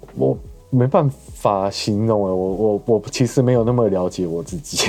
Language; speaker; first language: Chinese; native; Chinese